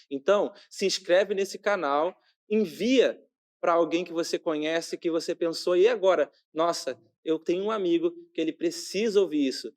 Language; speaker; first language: Portuguese; native; Portuguese